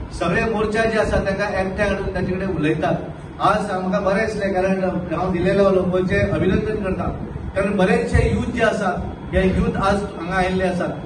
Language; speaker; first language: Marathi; non-native, local second language; Konkani